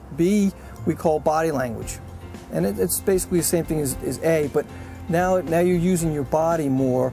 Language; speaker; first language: English; native; English